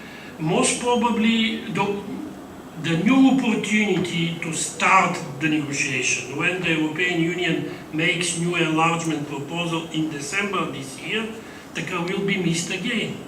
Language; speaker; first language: English; non-native, fluent; Bulgarian